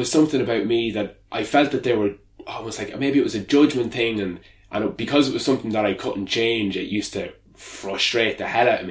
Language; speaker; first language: English; native; English